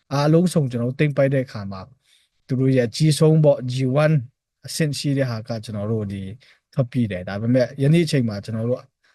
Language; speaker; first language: Burmese; non-native, local second language; Hakha Chin